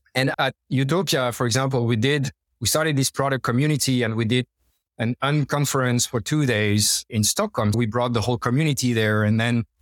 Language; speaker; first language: English; non-native, fluent; French